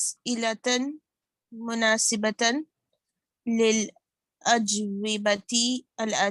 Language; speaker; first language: Arabic; non-native, learner; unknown